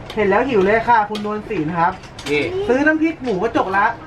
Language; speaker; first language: Thai; native; Thai